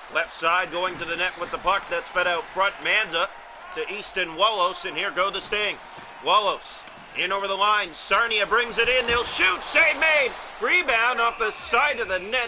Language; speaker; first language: English; native; English